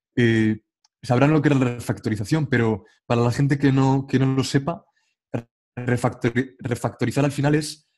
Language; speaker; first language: Spanish; native; Spanish